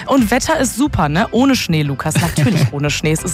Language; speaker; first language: German; native; German